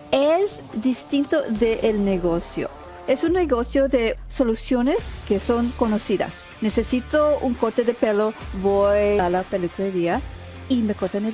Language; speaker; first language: Spanish; early bilingual, heritage; Spanish